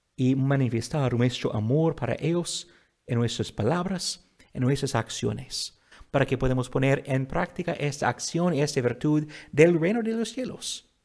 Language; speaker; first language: Spanish; non-native, fluent; English